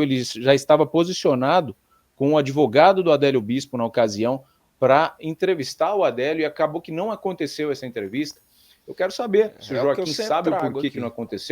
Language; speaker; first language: Portuguese; native; Portuguese